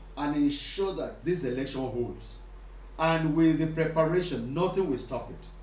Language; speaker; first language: English; non-native, local second language; Yoruba